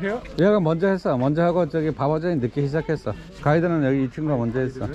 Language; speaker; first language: Korean; native; Korean